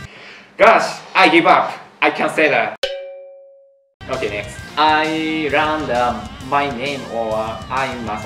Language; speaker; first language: English; non-native, learner; Japanese